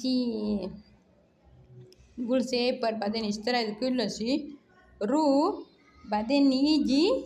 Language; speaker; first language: Arabic; non-native, learner; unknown